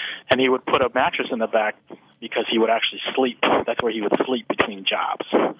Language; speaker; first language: English; native; English